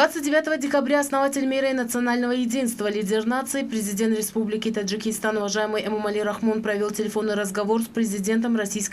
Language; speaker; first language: Russian; non-native, local second language; Tajik